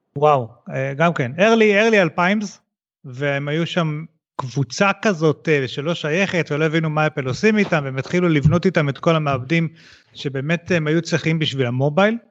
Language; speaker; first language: Hebrew; native; Hebrew